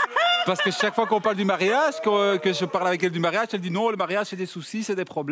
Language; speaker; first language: French; native; French